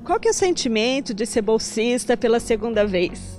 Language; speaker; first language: Portuguese; native; Portuguese